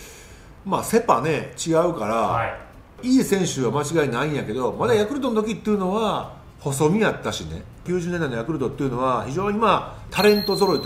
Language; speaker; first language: Japanese; native; Japanese